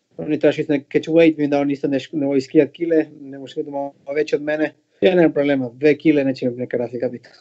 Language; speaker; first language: Bosnian; non-native, fluent; Spanish